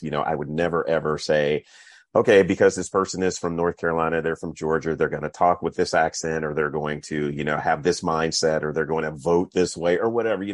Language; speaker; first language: English; native; English